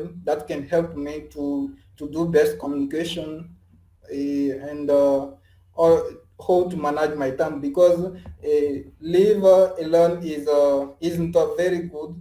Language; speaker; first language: English; non-native, learner; French